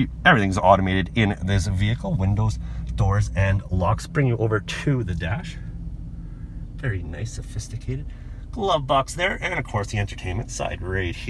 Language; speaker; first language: English; native; English